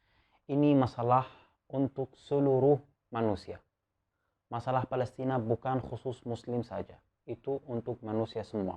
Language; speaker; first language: Indonesian; non-native, fluent; Arabic